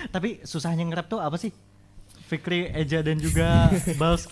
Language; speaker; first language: Indonesian; native; Indonesian